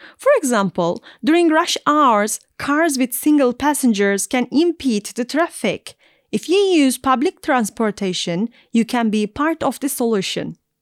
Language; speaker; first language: English; non-native, fluent; Turkish